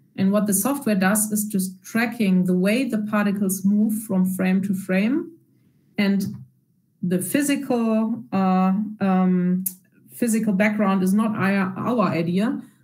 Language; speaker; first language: English; non-native, fluent; German